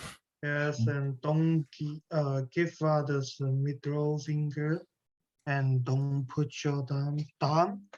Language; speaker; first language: English; non-native, learner; Chinese